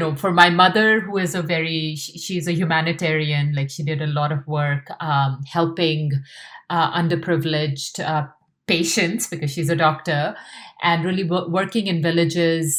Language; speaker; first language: English; non-native, local second language; Hindi